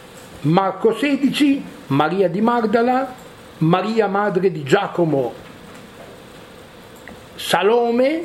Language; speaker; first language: Italian; native; Italian